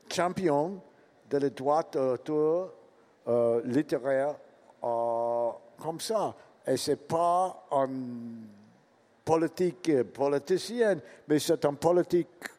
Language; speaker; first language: French; non-native, learner; English